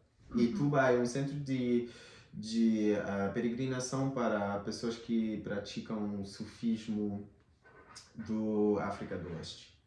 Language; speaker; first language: Portuguese; non-native, fluent; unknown